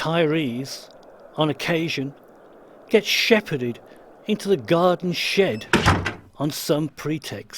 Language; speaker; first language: English; native; English